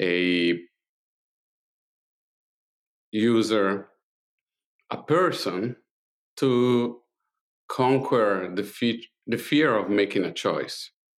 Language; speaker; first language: English; non-native, fluent; Italian